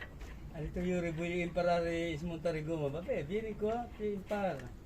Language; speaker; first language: Italian; non-native, learner; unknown